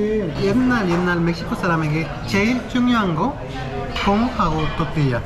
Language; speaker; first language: Korean; non-native, learner; Spanish